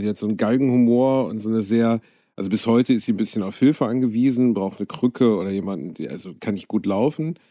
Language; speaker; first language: German; native; German